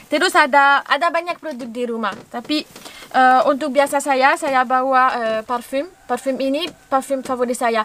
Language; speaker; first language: Indonesian; non-native, learner; French